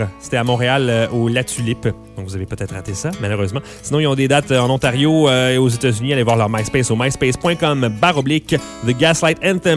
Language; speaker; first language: French; native; French